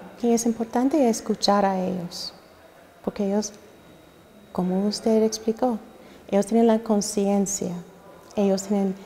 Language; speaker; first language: Spanish; non-native, learner; English